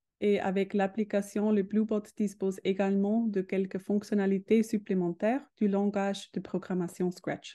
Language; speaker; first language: French; non-native, learner; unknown